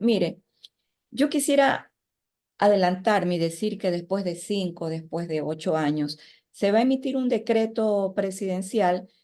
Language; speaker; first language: Spanish; native; Spanish